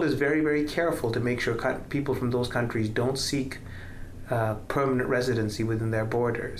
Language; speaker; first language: English; non-native, local second language; Tamil